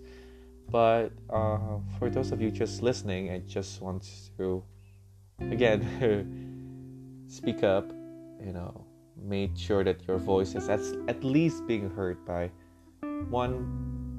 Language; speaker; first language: English; non-native, fluent; Indonesian